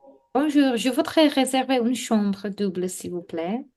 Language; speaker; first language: French; non-native, learner; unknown